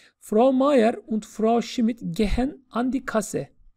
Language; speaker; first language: German; non-native, fluent; Turkish